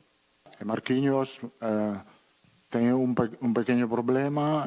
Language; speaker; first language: Spanish; non-native, fluent; Italian